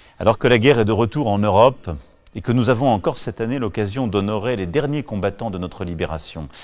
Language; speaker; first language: French; native; French